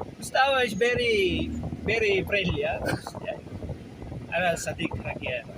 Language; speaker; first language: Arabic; non-native, learner; Filipino